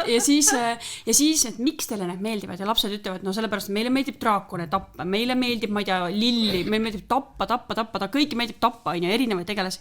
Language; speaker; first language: Estonian; native; Estonian